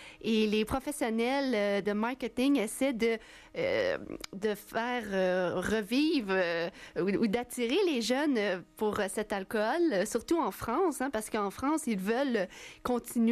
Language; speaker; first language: French; native; French